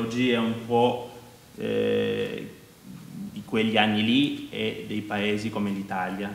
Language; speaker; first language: Italian; non-native, fluent; Maltese